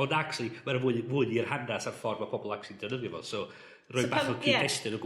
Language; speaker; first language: Welsh; native; Welsh